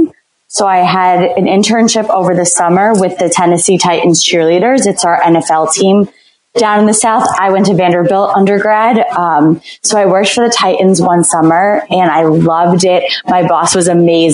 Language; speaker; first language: English; native; English